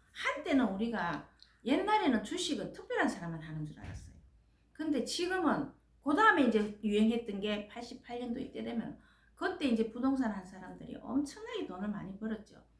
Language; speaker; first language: Korean; native; Korean